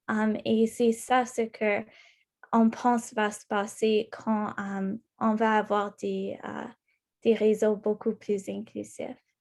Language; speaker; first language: French; non-native, local second language; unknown